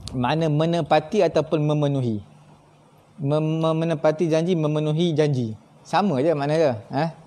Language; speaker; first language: Malay; native; Malay